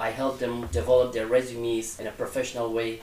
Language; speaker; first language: English; non-native, fluent; Persian